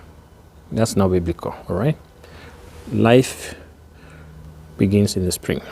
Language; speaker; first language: English; non-native, local second language; Kikuyu